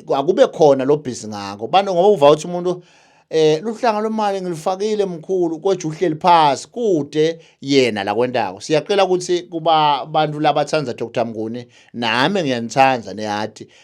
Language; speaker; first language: Zulu; native; Zulu